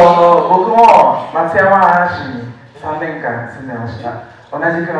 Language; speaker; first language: Japanese; non-native, fluent; Indonesian